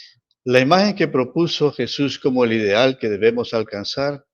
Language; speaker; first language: Spanish; native; Spanish